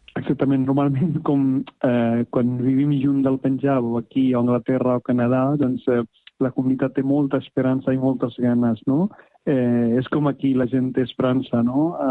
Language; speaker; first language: Catalan; non-native, fluent; Punjabi